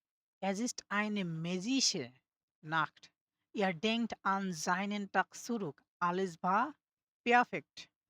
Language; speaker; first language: German; non-native, learner; Bangla